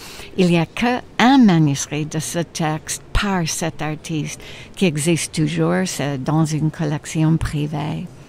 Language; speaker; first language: French; non-native, fluent; English